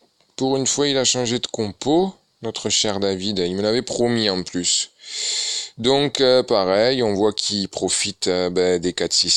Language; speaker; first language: French; native; French